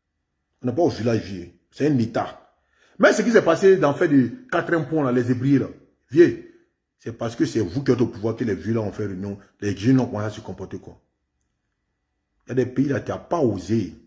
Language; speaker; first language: French; native; French